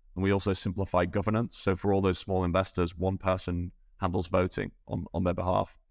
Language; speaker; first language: English; native; English